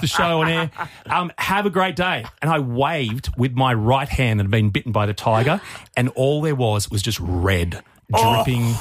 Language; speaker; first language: English; native; English